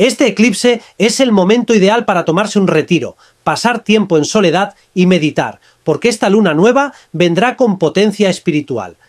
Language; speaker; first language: Spanish; native; Spanish